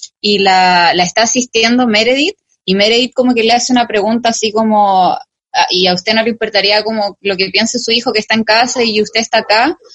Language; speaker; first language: Spanish; native; Spanish